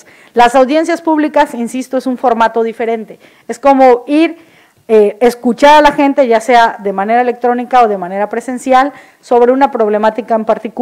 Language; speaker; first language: Spanish; native; Spanish